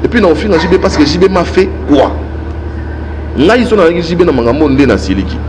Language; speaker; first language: French; non-native, local second language; Lingala